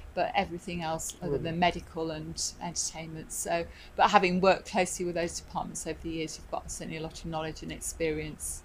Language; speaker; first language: English; native; English